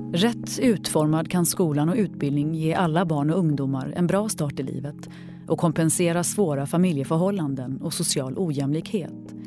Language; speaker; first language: Swedish; native; Swedish